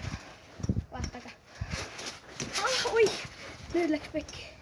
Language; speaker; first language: Estonian; early bilingual, heritage; Finnish